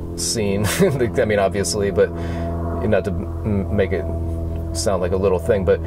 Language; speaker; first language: English; native; English